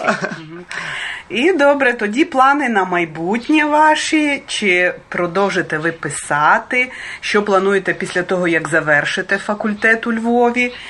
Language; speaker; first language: Ukrainian; early bilingual, heritage; Ukrainian